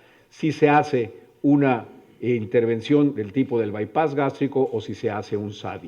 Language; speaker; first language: Spanish; native; Spanish